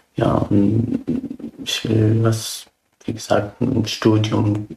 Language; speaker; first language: German; non-native, fluent; Arabic